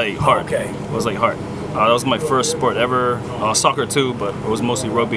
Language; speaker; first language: English; non-native, fluent; Samoan